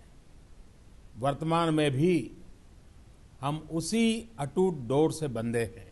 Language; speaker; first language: Hindi; non-native, local second language; Gujarati